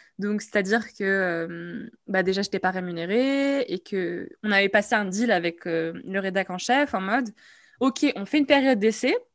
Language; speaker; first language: French; non-native, local second language; Arabic